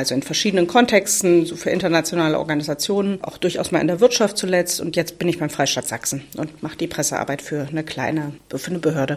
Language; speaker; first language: German; native; German